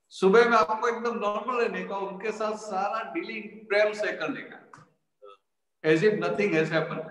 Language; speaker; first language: Hindi; non-native, local second language; Gujarati